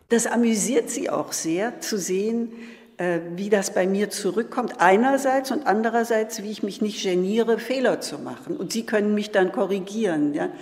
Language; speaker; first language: German; native; German